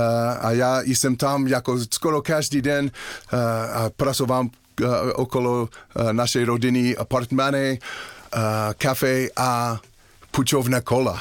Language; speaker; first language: Czech; non-native, learner; English